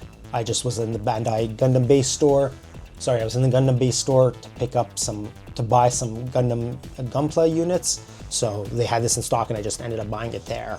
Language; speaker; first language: English; native; English